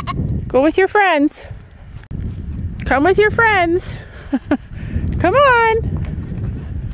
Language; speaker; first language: English; native; English